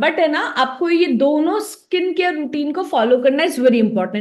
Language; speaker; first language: Hindi; native; Hindi